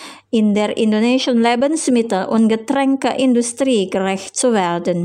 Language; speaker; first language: German; non-native, fluent; Indonesian